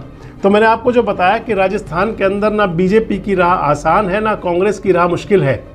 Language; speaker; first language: Hindi; native; Hindi